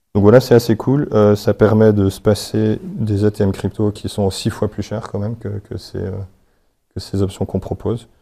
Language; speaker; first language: French; native; French